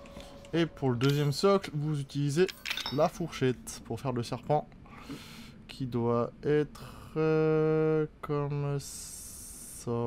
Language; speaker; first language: French; native; French